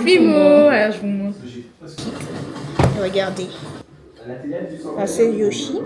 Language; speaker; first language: French; native; French